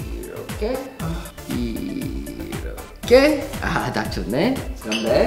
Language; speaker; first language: Korean; non-native, fluent; English